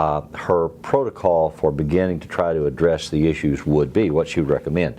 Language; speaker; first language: English; native; English